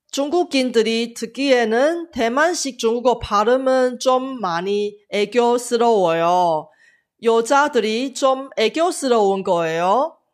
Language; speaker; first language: Korean; non-native, fluent; Chinese